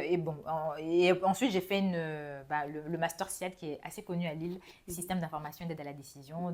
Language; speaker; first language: French; non-native, local second language; Bambara